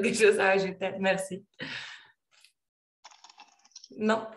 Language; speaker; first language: French; non-native, learner; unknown